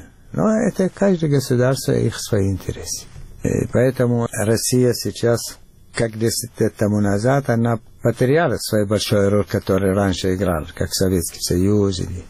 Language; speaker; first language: Russian; non-native, fluent; Arabic